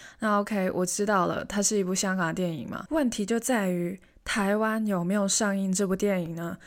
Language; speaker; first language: Chinese; non-native, local second language; Cantonese